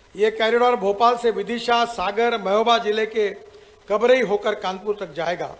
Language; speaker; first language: Hindi; non-native, local second language; Marathi